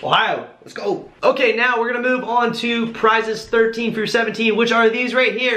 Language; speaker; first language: English; native; English